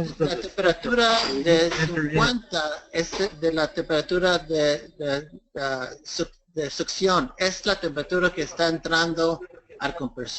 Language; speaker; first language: Spanish; early bilingual, heritage; English